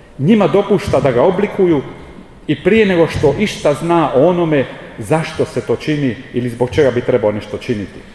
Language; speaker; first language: Croatian; native; Croatian